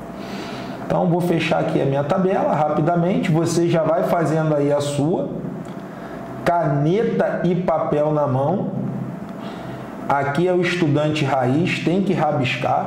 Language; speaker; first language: Portuguese; native; Portuguese